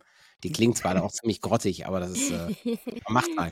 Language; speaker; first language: German; native; German